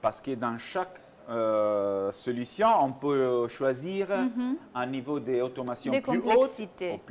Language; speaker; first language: French; non-native, learner; Italian